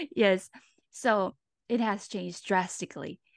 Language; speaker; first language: English; non-native, fluent; Japanese